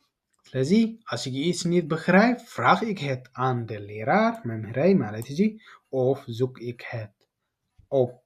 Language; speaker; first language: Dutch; non-native, learner; Tigrinya